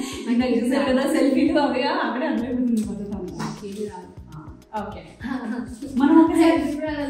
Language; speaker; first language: Telugu; native; Telugu